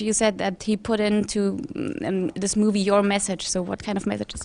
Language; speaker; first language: English; non-native, fluent; German